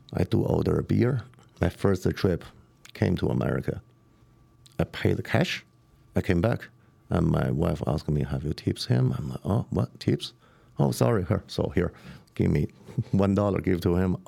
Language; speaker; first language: English; non-native, learner; Chinese